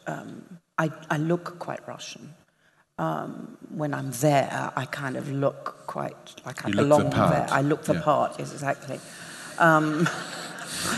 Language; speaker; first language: English; native; English